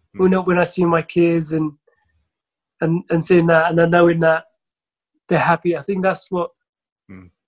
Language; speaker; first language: English; early bilingual, other home language; Somali